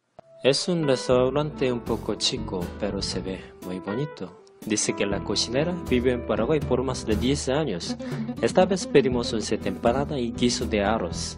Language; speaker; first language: Spanish; non-native, fluent; Korean